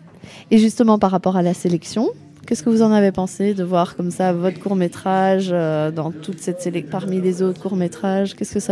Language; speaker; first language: French; native; French